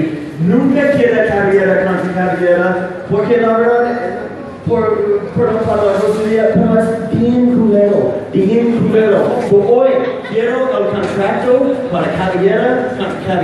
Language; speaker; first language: Spanish; non-native, learner; English